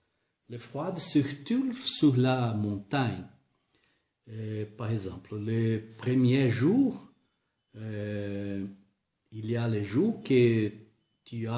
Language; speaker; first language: French; non-native, learner; Portuguese